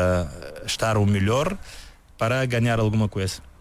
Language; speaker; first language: Portuguese; non-native, learner; Bulgarian